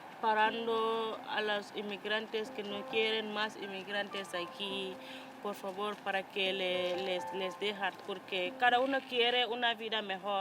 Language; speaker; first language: Spanish; non-native, fluent; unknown